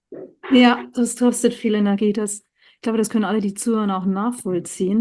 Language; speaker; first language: German; native; German